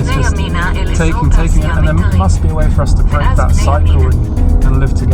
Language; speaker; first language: English; native; English